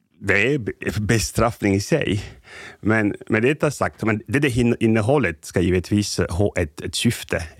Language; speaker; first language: Swedish; non-native, fluent; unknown